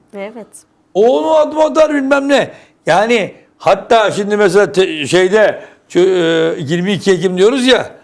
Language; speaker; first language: Turkish; native; Turkish